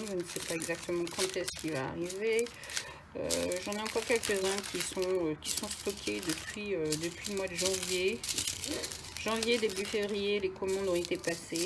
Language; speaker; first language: French; native; French